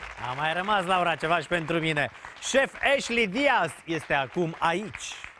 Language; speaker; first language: Romanian; native; Romanian